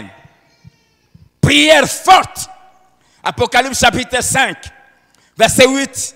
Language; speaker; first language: French; non-native, local second language; Lingala